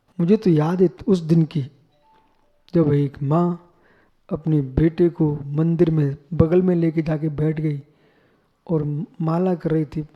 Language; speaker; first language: Hindi; native; Hindi